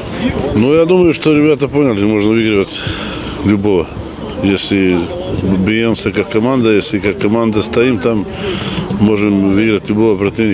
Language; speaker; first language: Russian; non-native, fluent; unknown